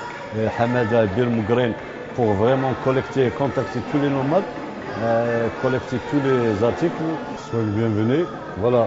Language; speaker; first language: French; non-native, local second language; Arabic